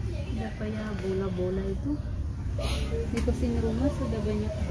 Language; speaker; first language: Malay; non-native, learner; Filipino